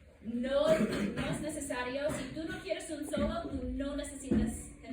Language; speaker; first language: Spanish; non-native, learner; English